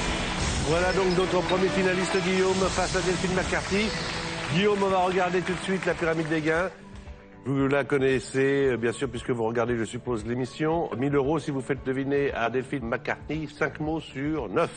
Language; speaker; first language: French; native; French